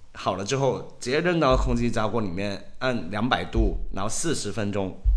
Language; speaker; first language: Chinese; non-native, local second language; Cantonese